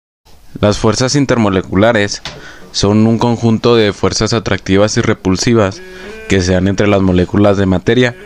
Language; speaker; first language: Spanish; native; Spanish